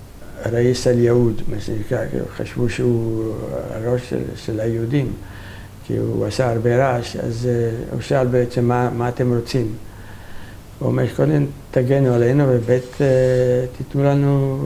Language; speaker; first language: Hebrew; non-native, fluent; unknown